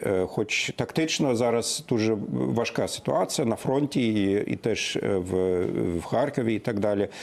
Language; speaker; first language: Ukrainian; non-native, fluent; German